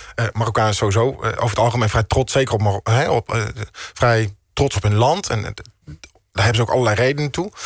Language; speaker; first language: Dutch; native; Dutch